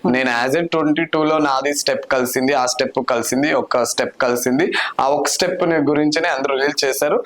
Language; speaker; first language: Telugu; native; Telugu